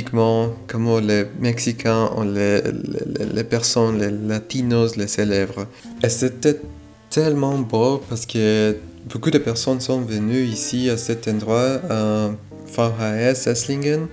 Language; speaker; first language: French; non-native, fluent; Spanish